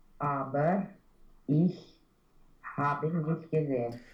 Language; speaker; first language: German; non-native, learner; Romanian